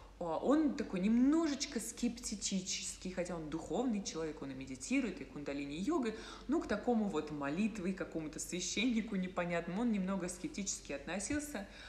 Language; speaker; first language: Russian; native; Russian